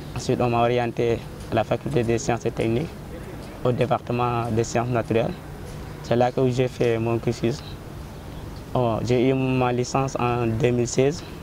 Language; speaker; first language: French; non-native, local second language; Wolof